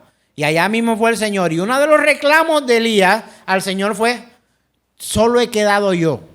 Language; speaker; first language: Spanish; native; Spanish